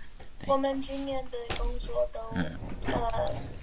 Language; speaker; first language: Chinese; non-native, learner; English